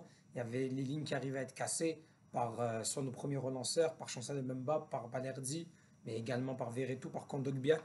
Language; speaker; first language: French; native; French